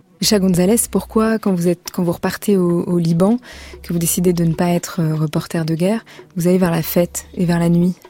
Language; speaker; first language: French; native; French